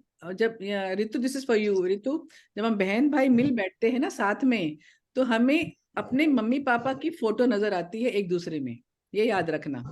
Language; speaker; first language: Hindi; native; Hindi